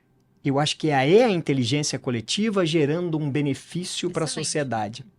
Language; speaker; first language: Portuguese; native; Portuguese